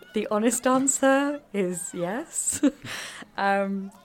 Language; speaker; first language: English; native; English